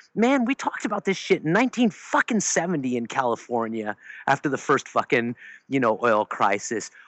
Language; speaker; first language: English; early bilingual, other home language; German